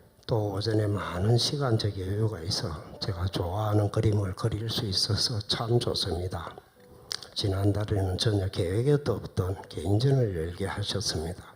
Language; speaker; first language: Korean; native; Korean